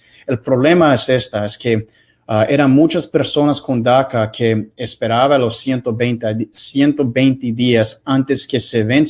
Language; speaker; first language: Spanish; non-native, fluent; English